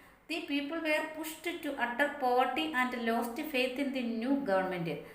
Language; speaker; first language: English; non-native, local second language; Malayalam